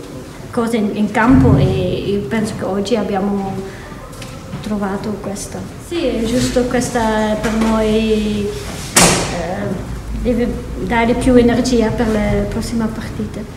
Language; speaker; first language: Italian; non-native, fluent; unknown